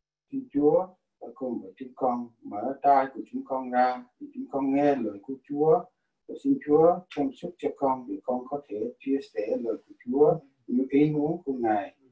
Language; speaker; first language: Vietnamese; non-native, learner; English